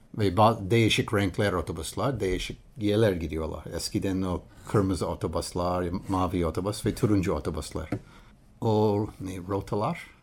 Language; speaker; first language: Turkish; non-native, learner; English